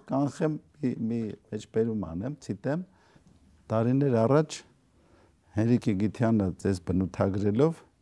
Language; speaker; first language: Armenian; native; Armenian